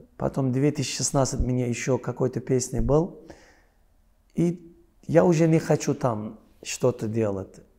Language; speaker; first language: Russian; non-native, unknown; Turkish